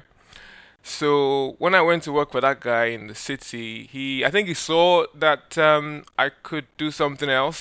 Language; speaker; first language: English; non-native, local second language; Yoruba